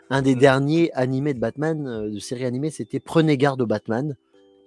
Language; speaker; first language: French; native; French